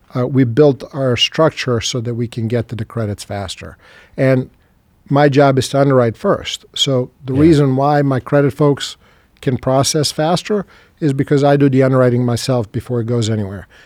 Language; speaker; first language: English; non-native, fluent; Serbian